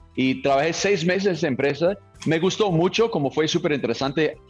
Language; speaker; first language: Spanish; non-native, fluent; English